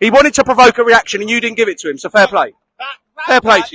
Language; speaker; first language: English; native; English